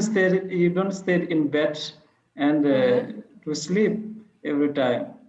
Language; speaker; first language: English; non-native, learner; French